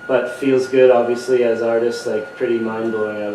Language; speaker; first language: English; native; English